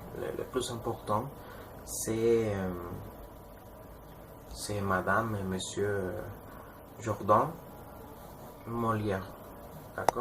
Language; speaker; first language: French; non-native, learner; Spanish